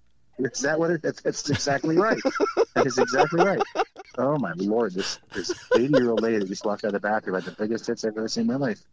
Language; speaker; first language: English; native; English